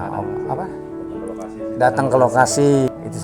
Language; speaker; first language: Indonesian; native; Indonesian